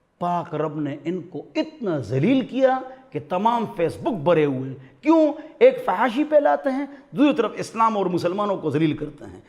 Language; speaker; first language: Urdu; non-native, local second language; Pashto